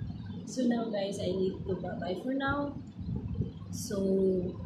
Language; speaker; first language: English; non-native, learner; Filipino